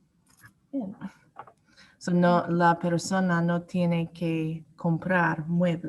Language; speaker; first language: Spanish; non-native, learner; English